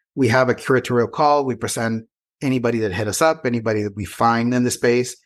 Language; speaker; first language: English; non-native, fluent; Spanish